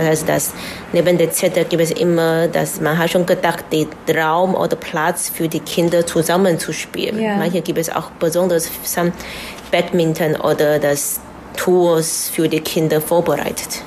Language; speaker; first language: German; non-native, learner; Chinese